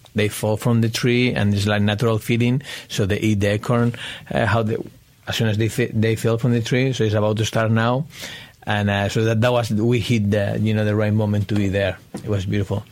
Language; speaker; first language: English; non-native, fluent; Spanish